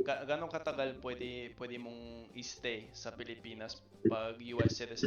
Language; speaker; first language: Filipino; non-native, fluent; English